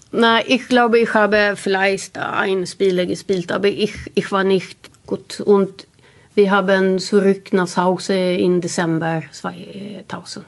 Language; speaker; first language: German; non-native, learner; Swedish